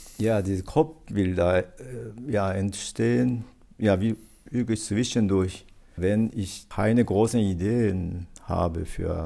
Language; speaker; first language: German; non-native, fluent; Japanese